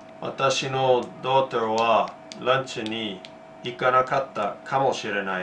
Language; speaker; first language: Japanese; non-native, learner; English